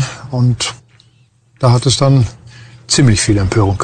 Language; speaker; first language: German; native; German